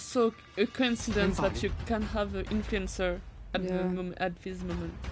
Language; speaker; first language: English; non-native, fluent; French